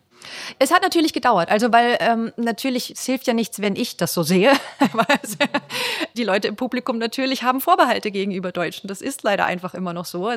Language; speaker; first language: German; native; German